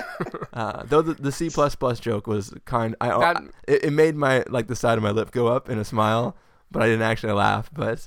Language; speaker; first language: English; native; English